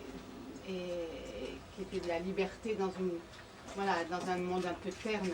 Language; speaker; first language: French; native; French